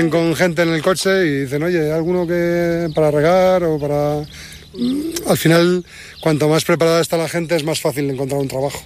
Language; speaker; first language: Spanish; native; Spanish